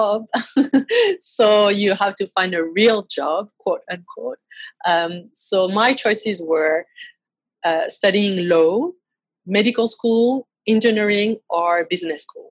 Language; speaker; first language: English; non-native, fluent; French